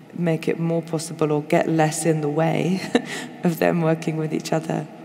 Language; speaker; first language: English; native; English